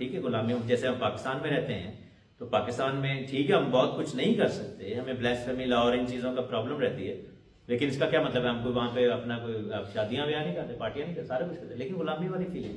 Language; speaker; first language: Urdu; non-native, local second language; Punjabi